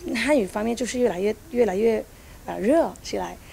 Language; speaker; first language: Chinese; non-native, fluent; Thai